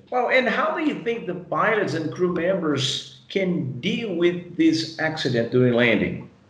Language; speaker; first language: English; non-native, fluent; Portuguese